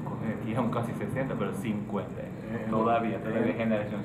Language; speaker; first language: Spanish; non-native, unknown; Japanese